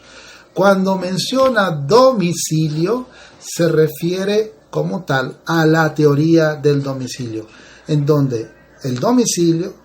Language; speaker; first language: Spanish; native; Spanish